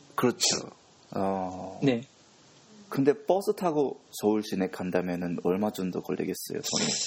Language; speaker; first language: Korean; non-native, fluent; Japanese